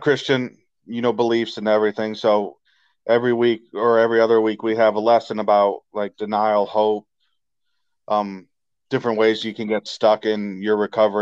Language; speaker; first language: English; native; English